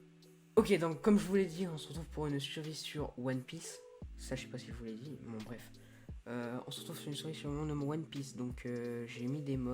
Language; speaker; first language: French; native; French